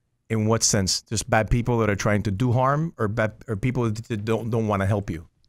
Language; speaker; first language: English; early bilingual, other home language; Spanish